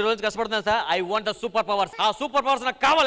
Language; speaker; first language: Telugu; native; Telugu